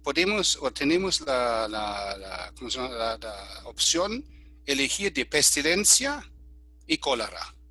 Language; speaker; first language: Spanish; non-native, fluent; German